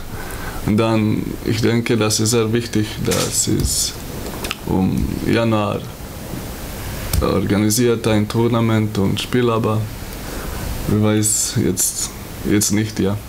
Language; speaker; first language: German; non-native, learner; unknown